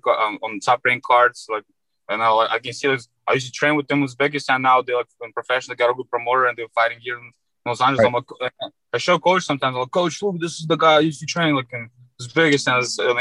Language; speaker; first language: English; non-native, fluent; Uzbek